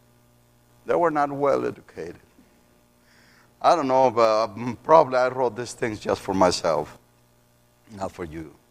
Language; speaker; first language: English; non-native, fluent; Spanish